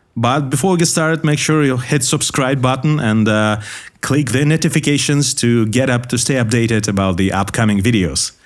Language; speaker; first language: English; non-native, learner; Russian